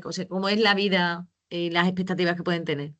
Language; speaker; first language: Spanish; native; Spanish